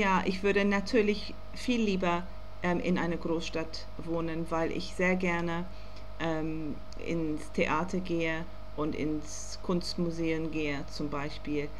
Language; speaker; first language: German; non-native, learner; English